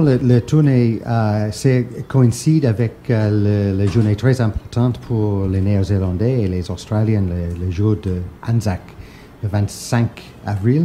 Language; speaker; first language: French; non-native, fluent; English